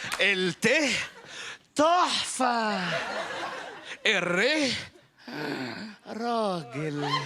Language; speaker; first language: Arabic; native; Arabic